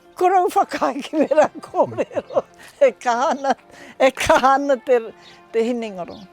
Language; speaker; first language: Māori; native; Māori